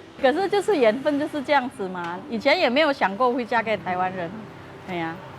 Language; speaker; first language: Chinese; non-native, fluent; Indonesian